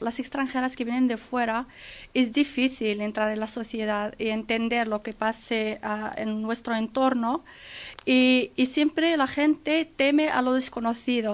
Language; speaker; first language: Spanish; non-native, fluent; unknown